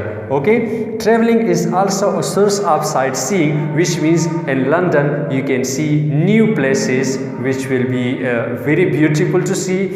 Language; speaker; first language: English; non-native, local second language; Urdu